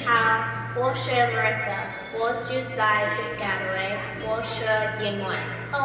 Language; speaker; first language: Chinese; non-native, learner; English